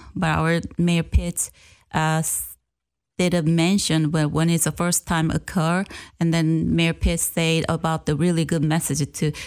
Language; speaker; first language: English; non-native, learner; Korean